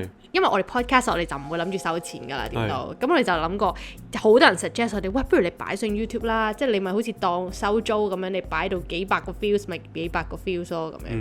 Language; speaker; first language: Cantonese; native; Cantonese